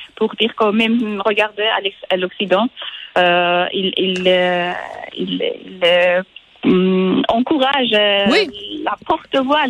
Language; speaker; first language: French; non-native, fluent; Persian